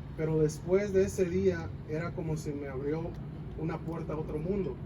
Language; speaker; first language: Spanish; early bilingual, heritage; Spanish